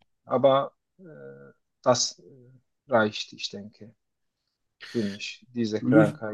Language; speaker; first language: German; non-native, fluent; Turkish